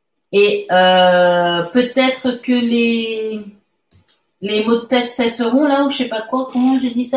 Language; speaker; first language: French; native; French